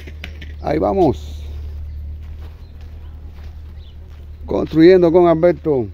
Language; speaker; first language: Spanish; native; Spanish